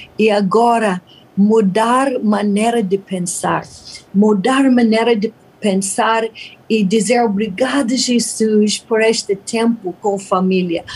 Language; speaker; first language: Portuguese; non-native, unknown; English